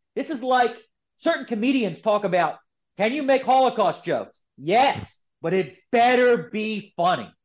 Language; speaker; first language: English; native; English